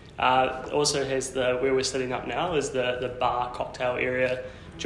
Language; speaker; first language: English; native; English